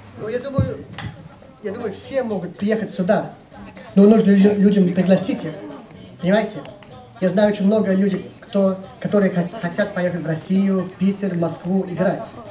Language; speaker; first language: Russian; early bilingual, heritage; English